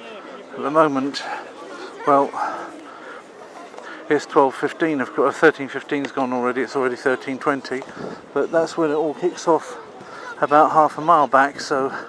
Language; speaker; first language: English; native; English